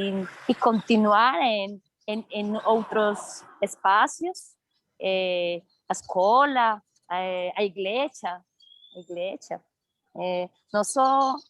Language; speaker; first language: Portuguese; non-native, learner; Spanish